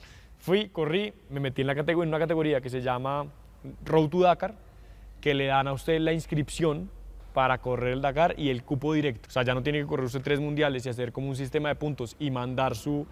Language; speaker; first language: Spanish; native; Spanish